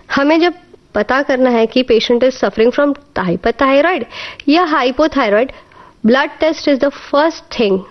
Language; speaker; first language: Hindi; non-native, local second language; Marathi